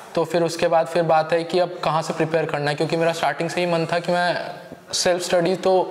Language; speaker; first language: Hindi; native; Hindi